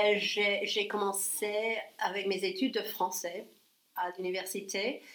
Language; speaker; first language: French; non-native, fluent; English